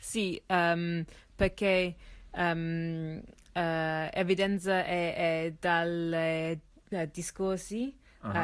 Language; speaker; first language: Italian; non-native, learner; English